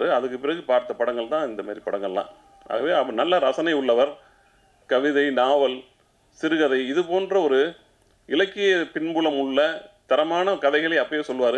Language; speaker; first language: Tamil; native; Tamil